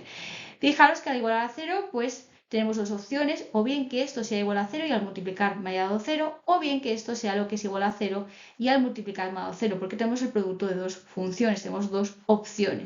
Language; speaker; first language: Spanish; native; Spanish